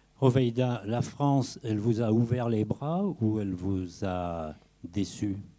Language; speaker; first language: French; native; French